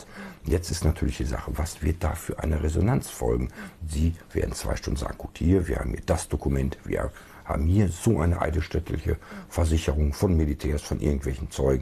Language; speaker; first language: German; native; German